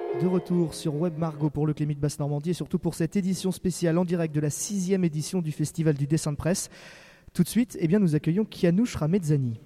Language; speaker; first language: French; native; French